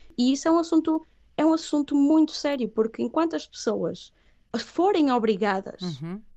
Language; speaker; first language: Portuguese; early bilingual, other home language; Catalan